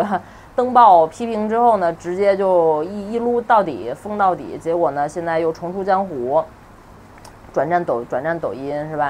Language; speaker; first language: Chinese; native; Chinese